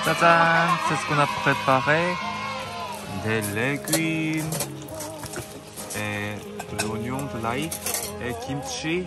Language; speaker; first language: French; non-native, learner; Korean